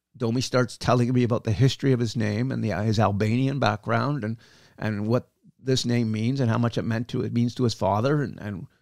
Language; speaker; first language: English; native; English